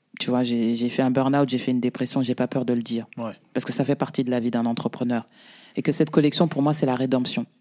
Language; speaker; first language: French; native; French